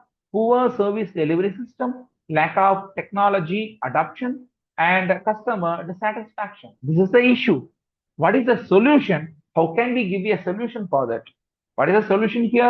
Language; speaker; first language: English; non-native, local second language; Tamil